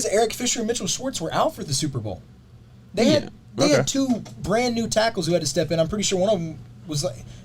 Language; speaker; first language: English; native; English